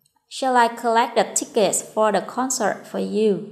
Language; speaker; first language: English; non-native, fluent; Vietnamese